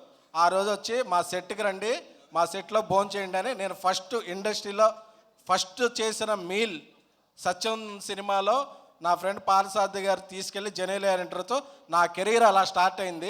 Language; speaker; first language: Telugu; native; Telugu